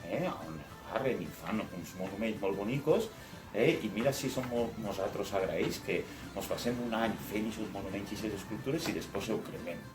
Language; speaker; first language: Catalan; native; Catalan